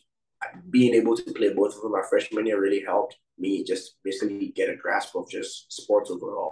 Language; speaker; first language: English; non-native, local second language; Akan